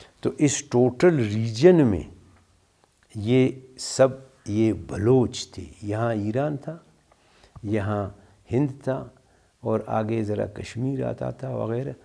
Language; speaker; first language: Urdu; non-native, local second language; Brahui